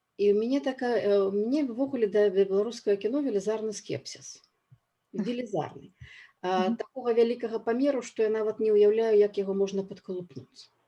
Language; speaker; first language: Belarusian; non-native, local second language; Russian